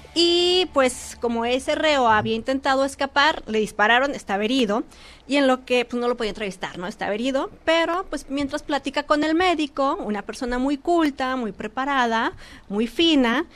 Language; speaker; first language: Spanish; native; Spanish